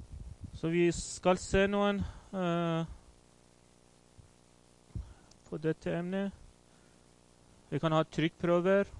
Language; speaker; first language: Swedish; non-native, fluent; Persian